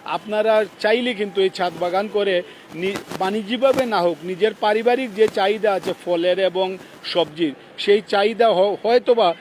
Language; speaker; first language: Bangla; native; Bangla